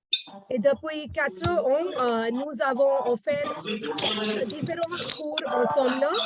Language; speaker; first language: French; non-native, fluent; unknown